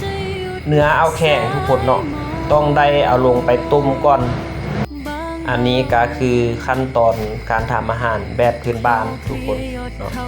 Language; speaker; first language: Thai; non-native, local second language; Lao